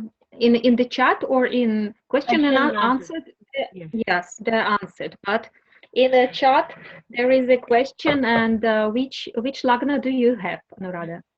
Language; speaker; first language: English; non-native, learner; Russian